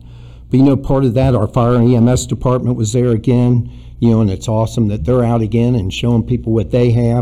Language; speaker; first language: English; native; English